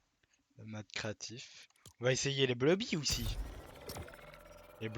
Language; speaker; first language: French; native; French